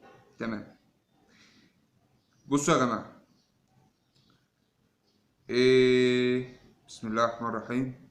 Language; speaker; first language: Arabic; native; Arabic